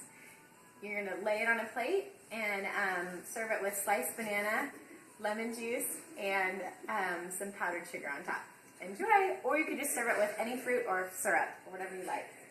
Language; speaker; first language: English; native; English